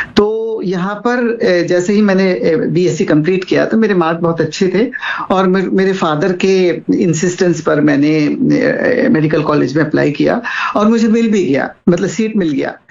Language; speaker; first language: Hindi; non-native, local second language; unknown